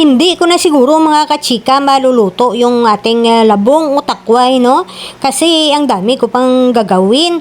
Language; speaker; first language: Filipino; non-native, local second language; Kinaray-a